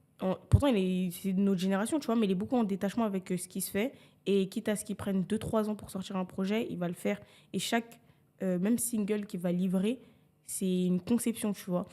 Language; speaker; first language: French; early bilingual, other home language; Haitian Creole